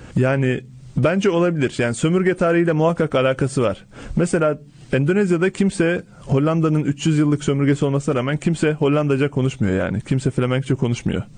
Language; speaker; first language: Turkish; native; Turkish